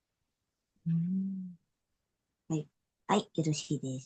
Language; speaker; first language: Japanese; non-native, learner; Indonesian